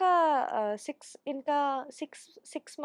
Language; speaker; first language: Telugu; non-native, learner; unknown